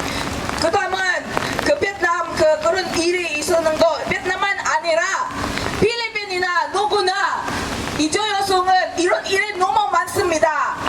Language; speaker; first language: Korean; non-native, fluent; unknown